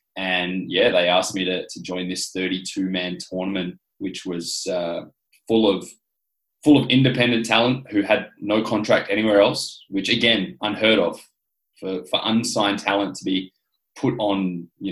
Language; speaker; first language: English; native; English